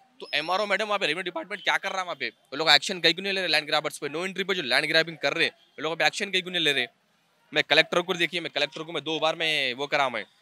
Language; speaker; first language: Hindi; non-native, local second language; Telugu